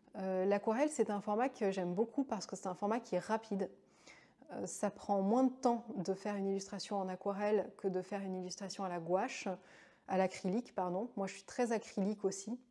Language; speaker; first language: French; native; French